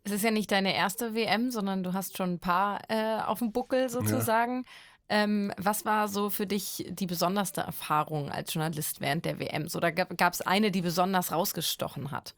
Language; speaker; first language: German; native; German